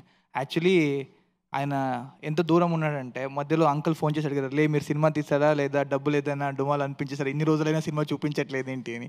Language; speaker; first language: Telugu; native; Telugu